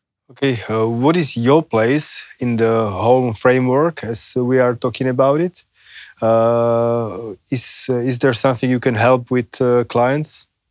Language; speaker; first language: English; non-native, fluent; Slovak